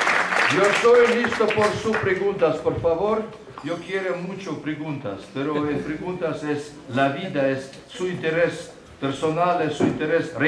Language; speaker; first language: Spanish; non-native, fluent; Russian